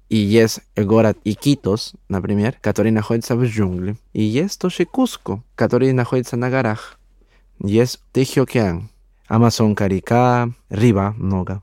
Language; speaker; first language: Russian; non-native, learner; Spanish